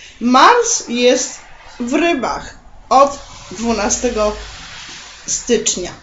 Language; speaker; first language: Polish; native; Polish